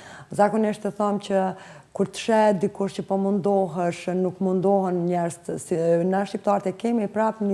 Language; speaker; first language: Albanian; native; Albanian